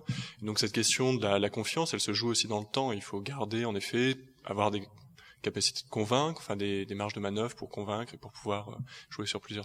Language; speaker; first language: French; native; French